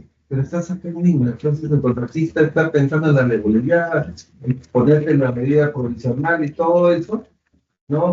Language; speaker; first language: Spanish; native; Spanish